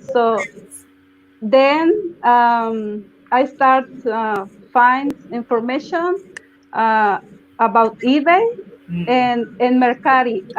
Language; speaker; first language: English; non-native, learner; Spanish